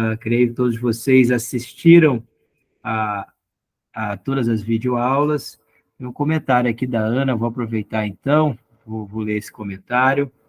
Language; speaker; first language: Portuguese; native; Portuguese